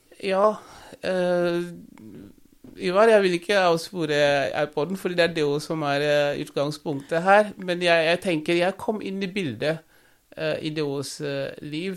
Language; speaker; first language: Norwegian; non-native, fluent; Wolof